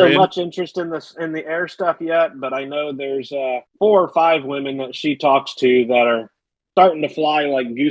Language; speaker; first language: English; native; English